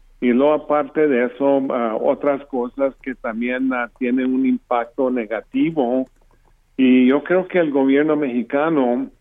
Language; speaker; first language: Spanish; early bilingual, heritage; English